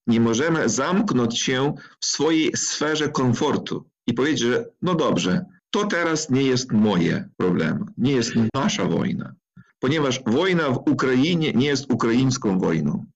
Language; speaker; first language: Polish; non-native, fluent; Ukrainian